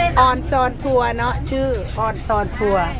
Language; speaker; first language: Thai; native; Thai